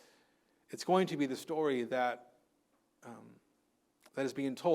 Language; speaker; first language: English; native; English